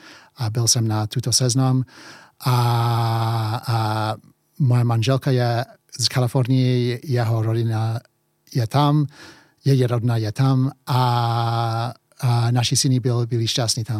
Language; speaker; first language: Czech; early bilingual, heritage; English